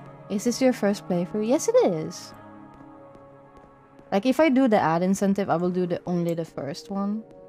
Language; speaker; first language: English; non-native, fluent; Swedish